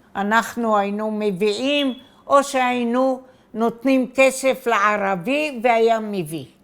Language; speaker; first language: Hebrew; non-native, fluent; Arabic